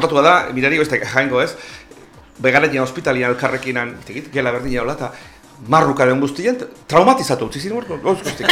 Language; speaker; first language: Basque; native; Basque